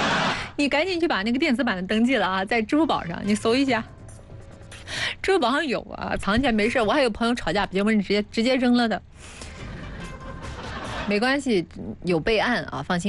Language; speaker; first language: Chinese; native; Chinese